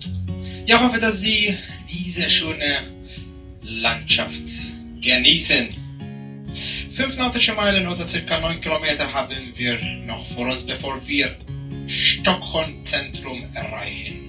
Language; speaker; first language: German; non-native, fluent; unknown